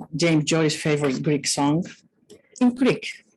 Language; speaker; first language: English; non-native, fluent; Greek